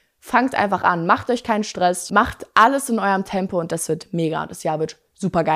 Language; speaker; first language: German; native; German